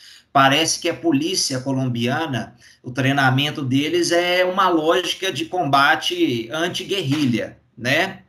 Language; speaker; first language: Portuguese; native; Portuguese